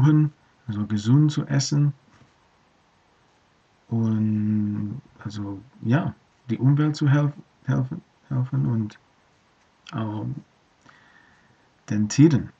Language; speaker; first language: German; non-native, learner; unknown